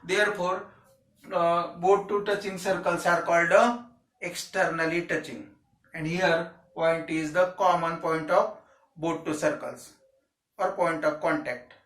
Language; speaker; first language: English; non-native, local second language; Marathi